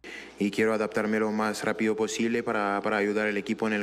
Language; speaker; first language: Spanish; non-native, learner; French